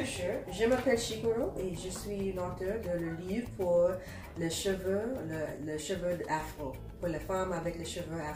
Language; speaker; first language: French; non-native, learner; English